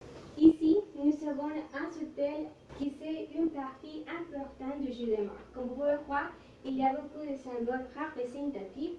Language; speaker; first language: French; non-native, learner; Spanish